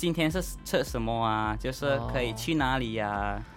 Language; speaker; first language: Chinese; non-native, fluent; Indonesian